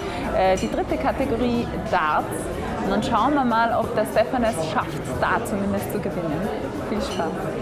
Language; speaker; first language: German; native; German